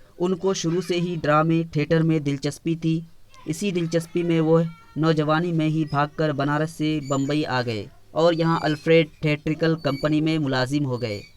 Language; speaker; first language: Urdu; native; Urdu